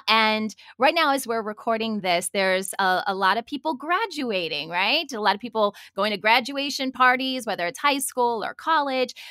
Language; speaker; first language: English; native; English